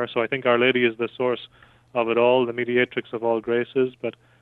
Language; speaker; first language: English; native; English